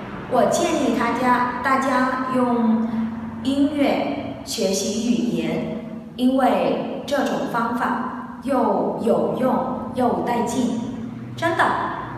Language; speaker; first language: Chinese; non-native, learner; Vietnamese